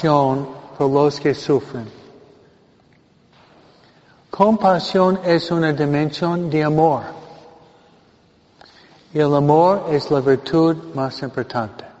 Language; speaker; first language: Spanish; non-native, fluent; English